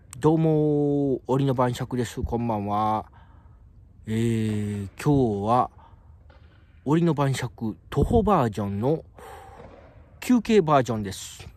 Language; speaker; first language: Japanese; native; Japanese